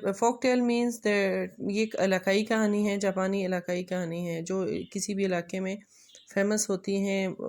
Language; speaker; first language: Urdu; non-native, local second language; Pashto